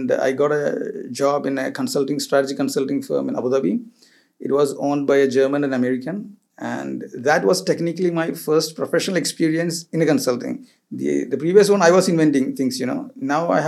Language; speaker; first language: English; non-native, local second language; Malayalam